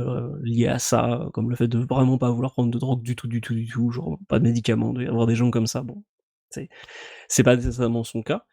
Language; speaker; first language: French; native; French